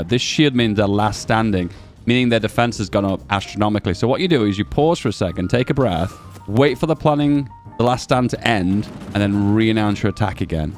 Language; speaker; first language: English; native; English